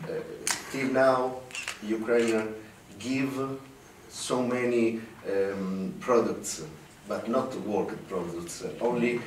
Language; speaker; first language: English; non-native, learner; Italian